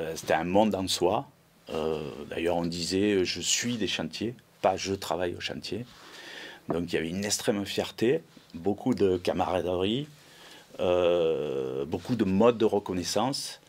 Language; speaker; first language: French; native; French